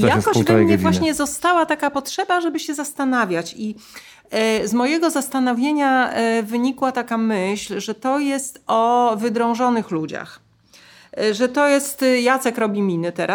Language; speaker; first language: Polish; native; Polish